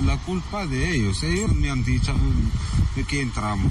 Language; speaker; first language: Spanish; non-native, learner; Arabic